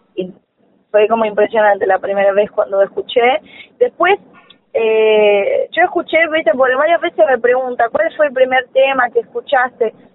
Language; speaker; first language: Spanish; non-native, fluent; Portuguese